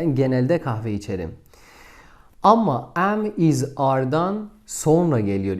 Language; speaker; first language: Turkish; non-native, fluent; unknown